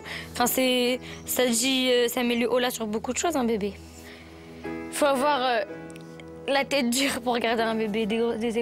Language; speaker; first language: French; native; French